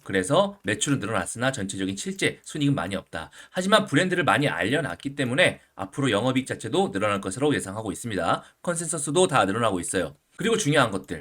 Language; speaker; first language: Korean; native; Korean